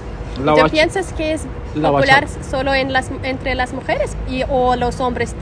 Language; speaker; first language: Spanish; non-native, fluent; Russian